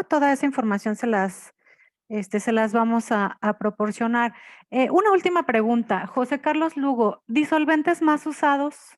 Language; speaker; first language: Spanish; native; Spanish